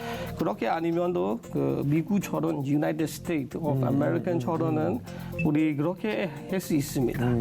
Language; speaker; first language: Korean; non-native, learner; S'gaw Karen